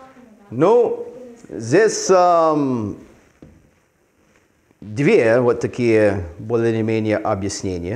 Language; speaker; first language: Russian; non-native, fluent; English